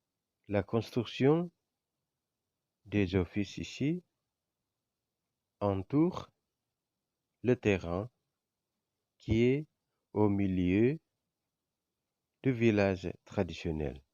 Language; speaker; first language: French; non-native, fluent; Indonesian